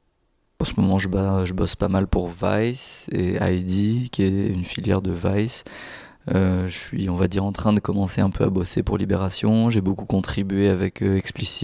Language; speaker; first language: French; native; French